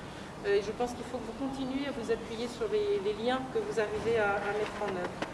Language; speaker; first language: French; native; French